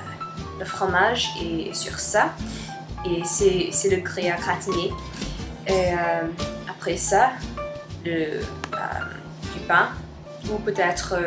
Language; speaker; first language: French; non-native, learner; English